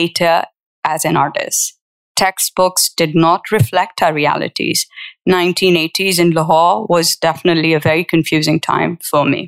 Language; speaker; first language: English; non-native, local second language; Urdu